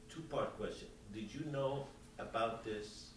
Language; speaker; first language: English; non-native, fluent; Persian